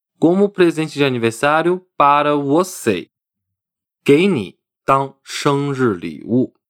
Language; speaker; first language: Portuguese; non-native, fluent; Chinese